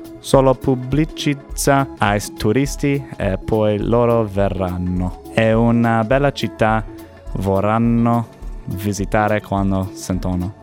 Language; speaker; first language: Italian; non-native, learner; English